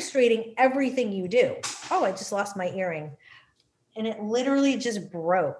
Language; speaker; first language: English; native; English